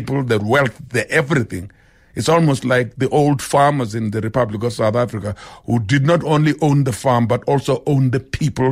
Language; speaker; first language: English; non-native, local second language; Xhosa